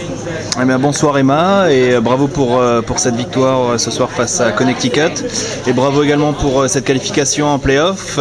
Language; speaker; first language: French; native; French